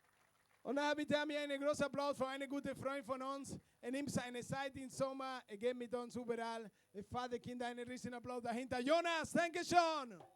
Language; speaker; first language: German; non-native, fluent; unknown